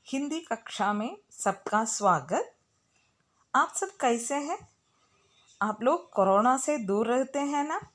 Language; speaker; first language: Hindi; non-native, local second language; Malayalam